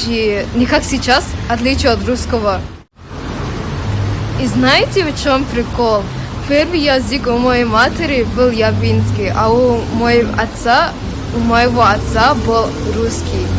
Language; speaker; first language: Russian; non-native, local second language; English